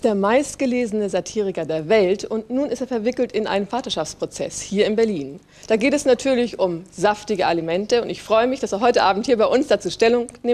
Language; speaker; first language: German; native; German